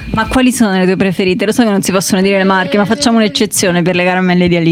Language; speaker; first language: Italian; native; Italian